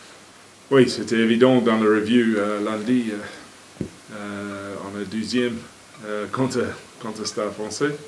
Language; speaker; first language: French; non-native, fluent; English